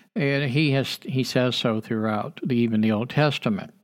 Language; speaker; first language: English; native; English